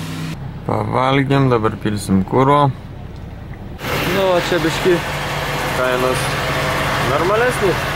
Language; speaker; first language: Lithuanian; native; Lithuanian